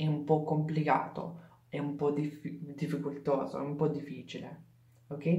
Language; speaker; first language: Italian; non-native, fluent; English